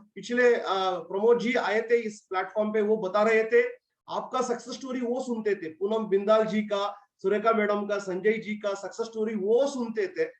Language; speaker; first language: Hindi; non-native, local second language; Kannada